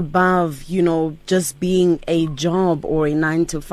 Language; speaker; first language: English; non-native, local second language; Tswana